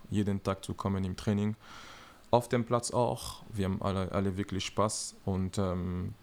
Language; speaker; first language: German; non-native, learner; French